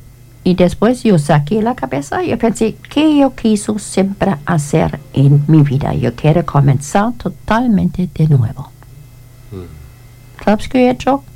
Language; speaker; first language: Spanish; non-native, learner; German